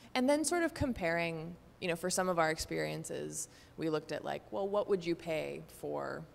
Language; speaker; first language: English; native; English